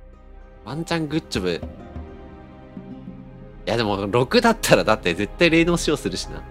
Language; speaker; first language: Japanese; native; Japanese